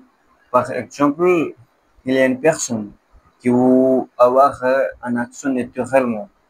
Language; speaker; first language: French; non-native, learner; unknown